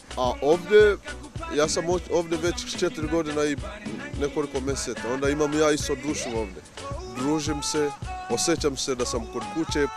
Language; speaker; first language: Bosnian; non-native, learner; Swahili